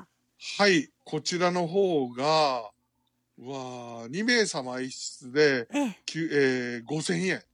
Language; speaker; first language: Japanese; native; Japanese